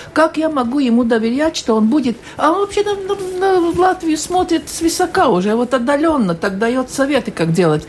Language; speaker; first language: Russian; non-native, local second language; Latvian